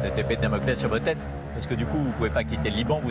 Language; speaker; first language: French; native; French